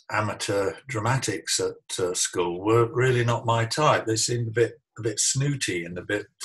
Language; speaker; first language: English; native; English